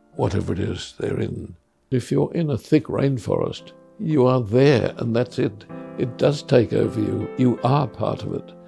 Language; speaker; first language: English; native; English